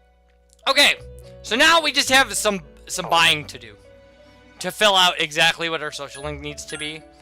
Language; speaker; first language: English; native; English